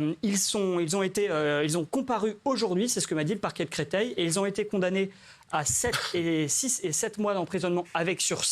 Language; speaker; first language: French; native; French